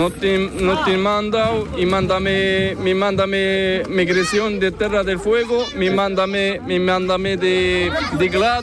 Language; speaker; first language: Spanish; non-native, learner; Arabic